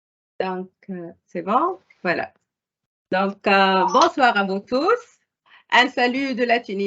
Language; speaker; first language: French; non-native, local second language; Arabic